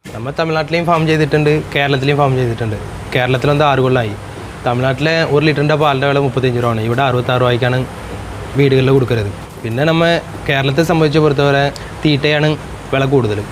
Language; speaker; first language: Malayalam; non-native, local second language; Tamil